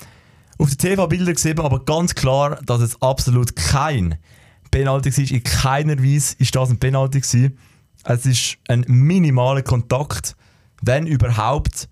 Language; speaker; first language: German; native; German